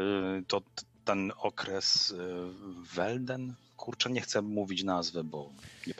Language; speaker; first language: Polish; native; Polish